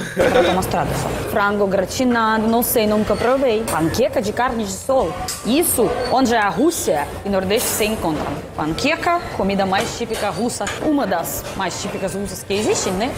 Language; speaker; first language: Portuguese; non-native, fluent; Russian